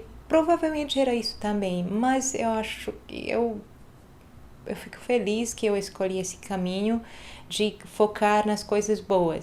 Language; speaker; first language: Portuguese; non-native, fluent; Hungarian